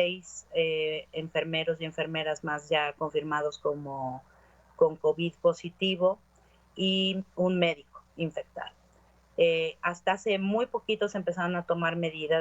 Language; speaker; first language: Spanish; native; Spanish